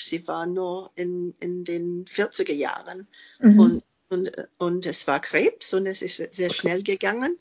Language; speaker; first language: German; non-native, fluent; English